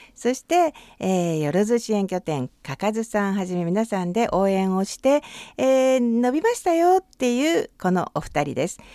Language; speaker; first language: Japanese; native; Japanese